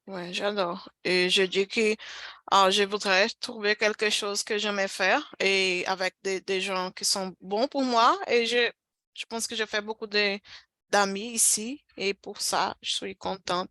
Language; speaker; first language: French; non-native, fluent; Portuguese